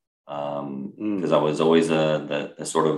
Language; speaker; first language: English; native; English